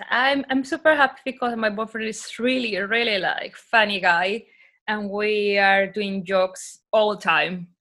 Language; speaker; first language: English; non-native, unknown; Spanish